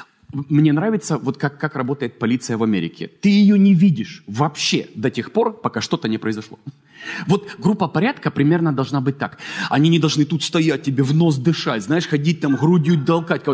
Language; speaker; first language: Russian; native; Russian